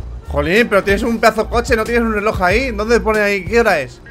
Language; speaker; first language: Spanish; native; Spanish